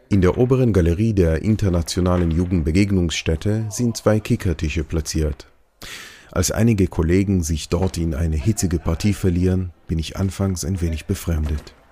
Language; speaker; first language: German; non-native, fluent; Hebrew